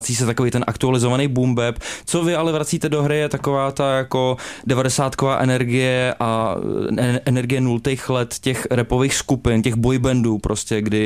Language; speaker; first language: Czech; native; Czech